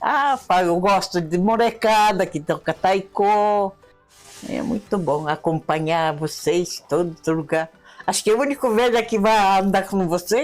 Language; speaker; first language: Portuguese; non-native, fluent; Japanese